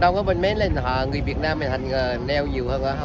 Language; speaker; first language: Vietnamese; native; Vietnamese